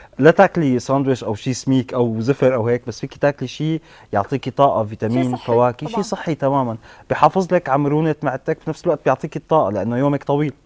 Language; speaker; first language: Arabic; native; Arabic